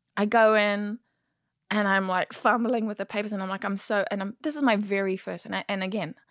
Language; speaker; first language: English; native; English